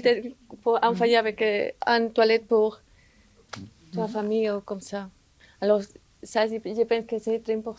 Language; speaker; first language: French; non-native, learner; Spanish